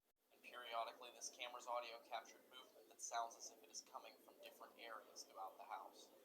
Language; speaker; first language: English; native; English